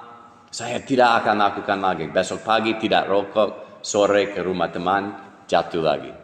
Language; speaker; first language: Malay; non-native, fluent; English